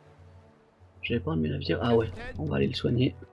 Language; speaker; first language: French; native; French